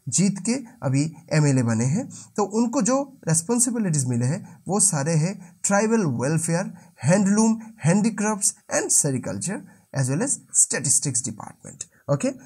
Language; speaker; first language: Hindi; non-native, local second language; Bangla